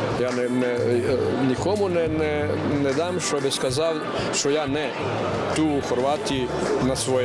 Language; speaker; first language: Ukrainian; early bilingual, heritage; Ukrainian